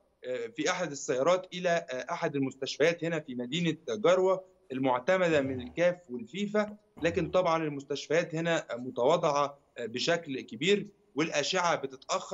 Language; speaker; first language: Arabic; native; Arabic